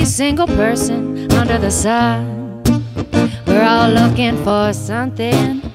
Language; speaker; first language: English; native; English